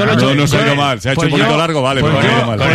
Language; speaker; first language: Spanish; native; Spanish